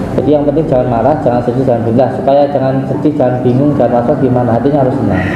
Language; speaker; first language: Indonesian; native; Indonesian